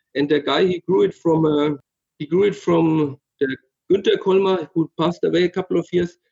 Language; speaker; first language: English; non-native, fluent; German